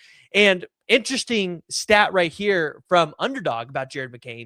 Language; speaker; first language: English; native; English